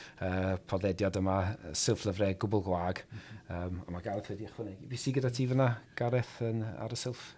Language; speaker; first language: Welsh; native; Welsh